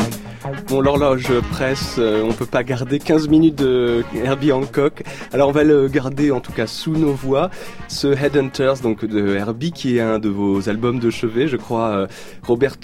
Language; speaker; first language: French; native; French